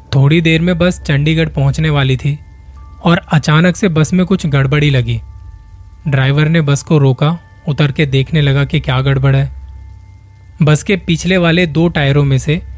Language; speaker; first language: Hindi; native; Hindi